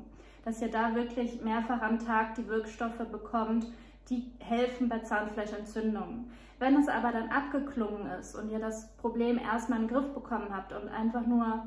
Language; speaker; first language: German; native; German